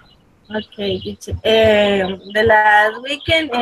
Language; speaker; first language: English; non-native, learner; Spanish